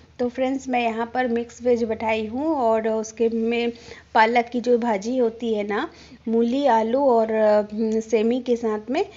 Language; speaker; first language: Hindi; non-native, local second language; Bangla